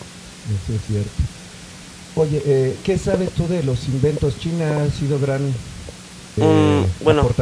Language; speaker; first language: Spanish; native; Spanish